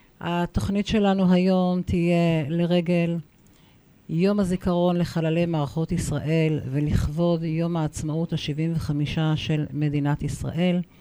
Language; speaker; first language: Hebrew; native; Hebrew